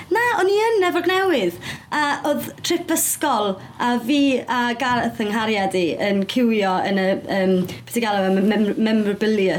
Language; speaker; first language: Welsh; native; Welsh